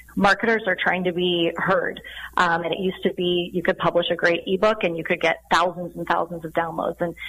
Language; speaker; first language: English; native; English